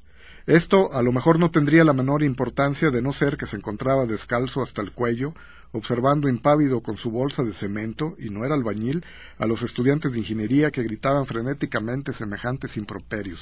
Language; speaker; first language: Spanish; native; Spanish